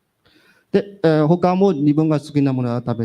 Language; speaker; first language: Japanese; non-native, learner; Burmese